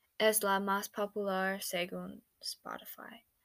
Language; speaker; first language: Spanish; non-native, learner; English